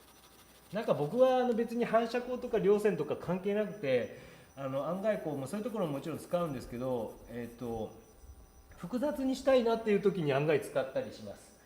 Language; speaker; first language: Japanese; native; Japanese